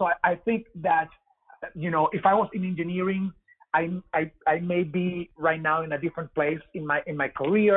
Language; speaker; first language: English; non-native, fluent; Spanish